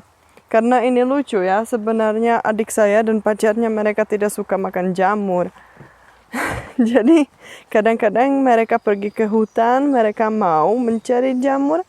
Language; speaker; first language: Indonesian; non-native, fluent; Czech